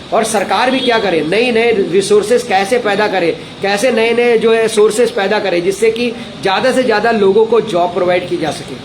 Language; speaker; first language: Hindi; native; Hindi